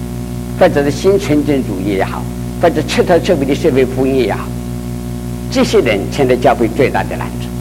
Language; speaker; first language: Chinese; native; Chinese